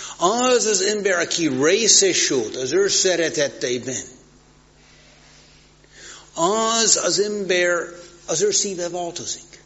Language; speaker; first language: Hungarian; non-native, fluent; English